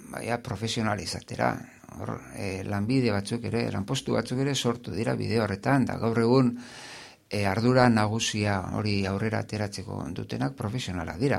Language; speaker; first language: Basque; native; Basque